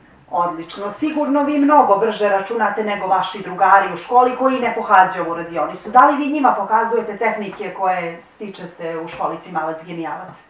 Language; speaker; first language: Croatian; native; Croatian